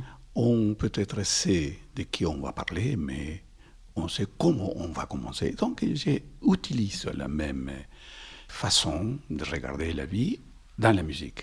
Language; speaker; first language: French; non-native, fluent; Spanish